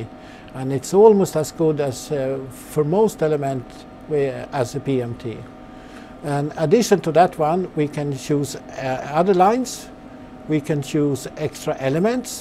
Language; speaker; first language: English; non-native, fluent; Swedish